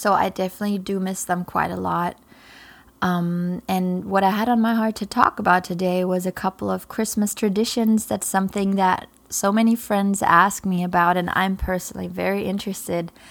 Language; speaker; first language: English; non-native, fluent; German